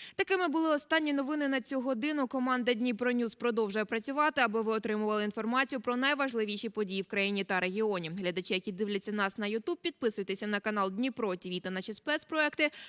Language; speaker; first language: Ukrainian; native; Ukrainian